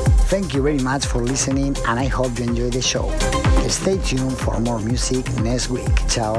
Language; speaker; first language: English; non-native, fluent; Spanish